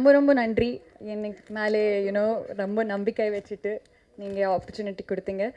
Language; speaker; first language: Tamil; non-native, fluent; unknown